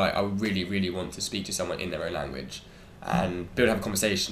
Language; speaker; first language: English; native; English